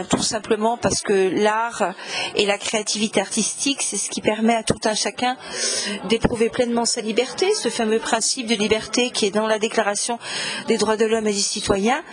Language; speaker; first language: French; native; French